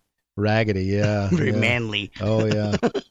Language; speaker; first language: English; native; English